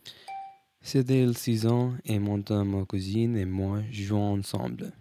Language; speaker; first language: French; non-native, learner; English